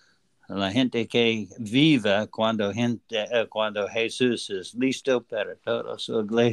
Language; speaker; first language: Spanish; non-native, learner; English